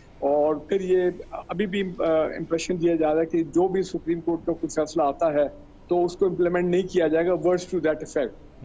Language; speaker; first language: Urdu; native; Urdu